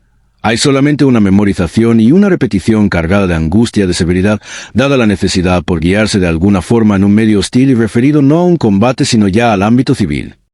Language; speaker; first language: Spanish; native; Spanish